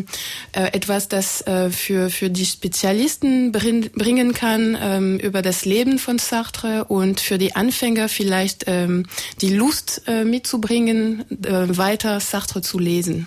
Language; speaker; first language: German; non-native, fluent; French